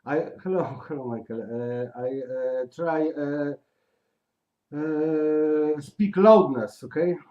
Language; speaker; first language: English; non-native, learner; Polish